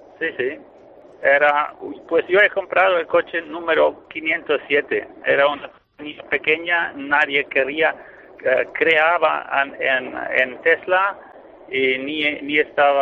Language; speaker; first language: Spanish; non-native, fluent; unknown